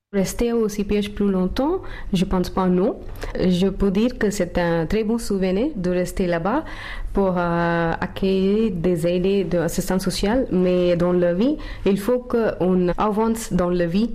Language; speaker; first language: French; non-native, learner; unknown